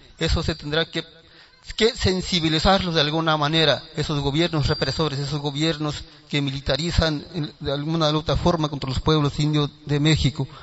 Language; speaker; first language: Spanish; non-native, local second language; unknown